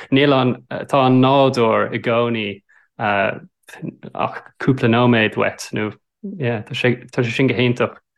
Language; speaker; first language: Irish; non-native, local second language; English